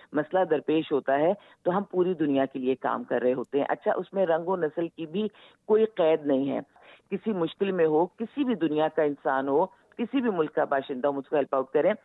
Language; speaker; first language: Urdu; native; Urdu